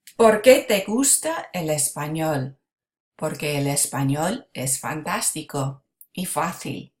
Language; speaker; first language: Spanish; non-native, fluent; English